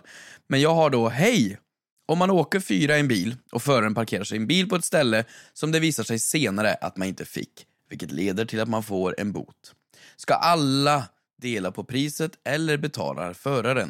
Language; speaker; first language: Swedish; native; Swedish